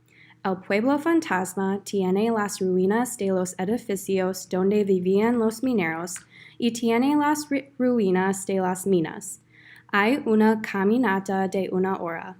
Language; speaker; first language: Spanish; non-native, learner; English